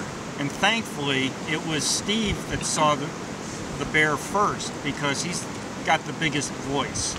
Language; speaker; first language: English; native; English